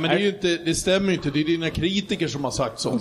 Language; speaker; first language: Swedish; native; Swedish